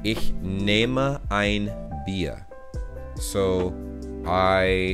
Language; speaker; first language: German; non-native, learner; English